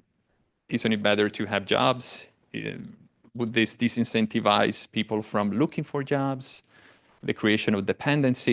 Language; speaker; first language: English; non-native, fluent; Italian